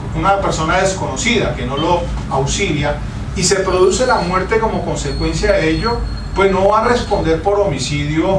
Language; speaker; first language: Spanish; native; Spanish